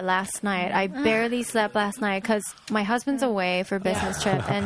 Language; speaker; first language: English; non-native, fluent; Japanese